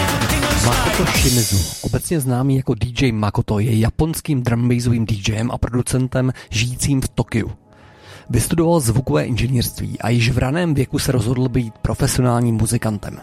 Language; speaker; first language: Czech; native; Czech